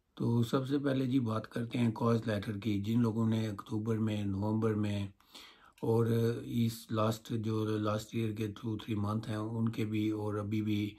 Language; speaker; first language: Urdu; non-native, local second language; Punjabi